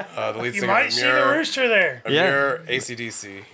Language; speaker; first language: English; native; English